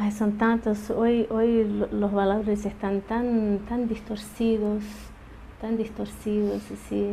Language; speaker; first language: Spanish; early bilingual, heritage; Portuguese